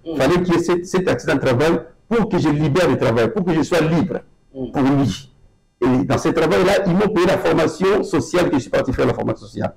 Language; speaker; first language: French; non-native, local second language; Lingala